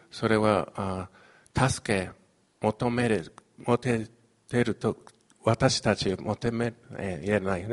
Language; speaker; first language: Japanese; non-native, fluent; Chinese